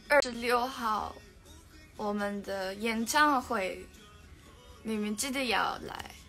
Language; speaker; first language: Chinese; non-native, learner; Mongolian